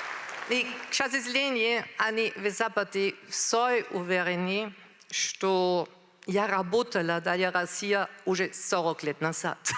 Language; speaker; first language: Russian; non-native, learner; German